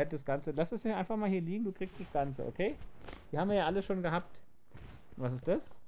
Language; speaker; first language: German; native; German